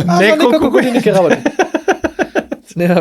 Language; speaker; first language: Macedonian; non-native, learner; German